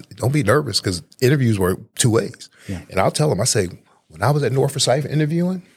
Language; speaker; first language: English; native; English